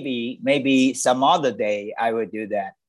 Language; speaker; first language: English; non-native, learner; Chinese